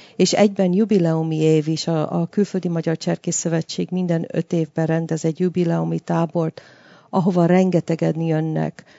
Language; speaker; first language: Hungarian; early bilingual, heritage; Hungarian